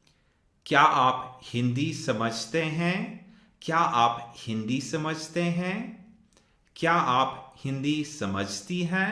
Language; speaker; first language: Hindi; non-native, fluent; English